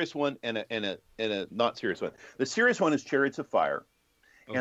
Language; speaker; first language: English; native; English